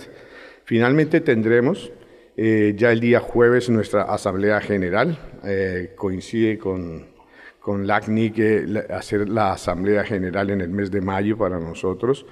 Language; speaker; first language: Spanish; native; Spanish